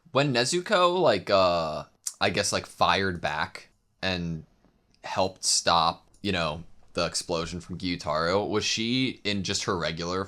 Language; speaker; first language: English; native; English